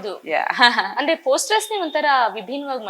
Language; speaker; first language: Kannada; native; Kannada